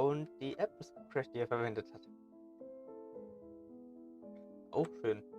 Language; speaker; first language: German; native; German